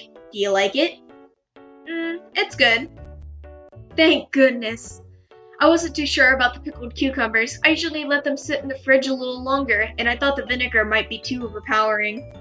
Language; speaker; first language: English; native; English